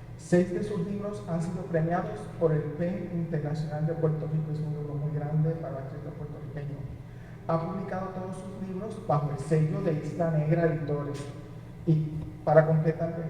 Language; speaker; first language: Spanish; native; Spanish